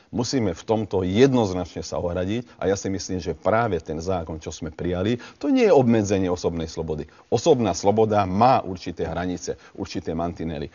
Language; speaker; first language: Slovak; non-native, local second language; Hungarian